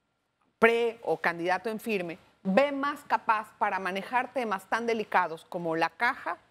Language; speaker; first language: Spanish; native; Spanish